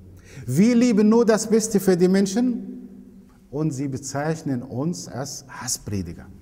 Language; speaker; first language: German; non-native, fluent; Arabic